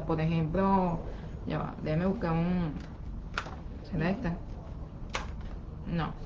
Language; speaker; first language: Spanish; non-native, fluent; Chinese